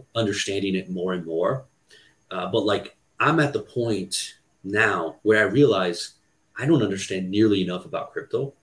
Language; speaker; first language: English; non-native, fluent; Portuguese